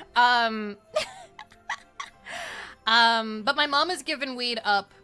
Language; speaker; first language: English; native; English